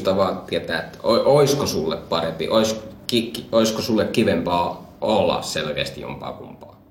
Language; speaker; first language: Finnish; early bilingual, other home language; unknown